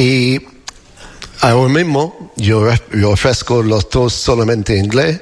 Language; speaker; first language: Spanish; non-native, learner; English